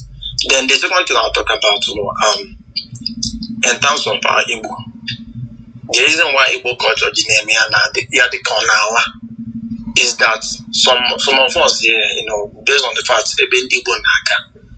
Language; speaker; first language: English; non-native, local second language; Igbo